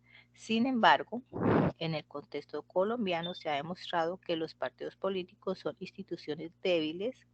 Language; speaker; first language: Spanish; native; Spanish